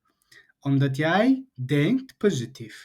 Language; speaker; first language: Dutch; non-native, learner; Tigrinya